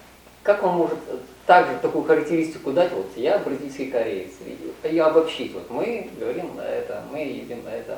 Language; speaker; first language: Russian; non-native, learner; Korean